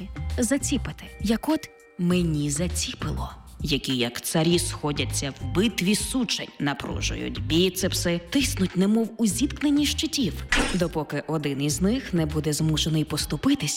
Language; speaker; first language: Ukrainian; native; Ukrainian